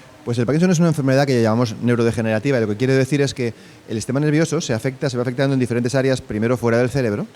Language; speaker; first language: Spanish; native; Spanish